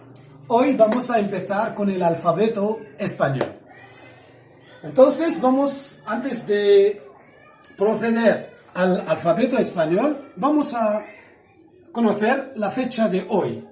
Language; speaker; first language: Spanish; non-native, fluent; Arabic